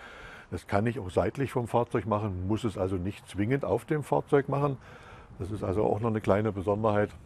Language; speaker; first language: German; native; German